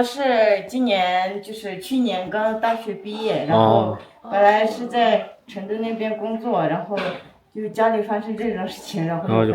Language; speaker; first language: Chinese; non-native, local second language; Tibetan